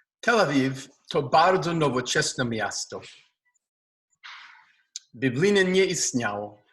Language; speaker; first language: Polish; non-native, learner; Hebrew